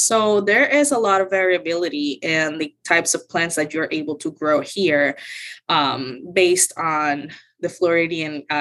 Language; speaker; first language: English; non-native, fluent; Spanish